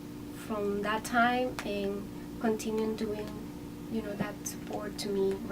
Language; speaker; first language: English; non-native, fluent; Spanish